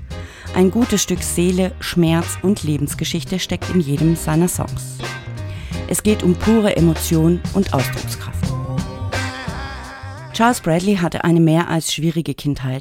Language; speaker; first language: German; native; German